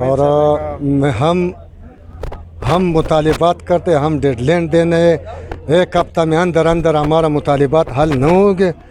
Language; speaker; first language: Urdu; non-native, local second language; Pashto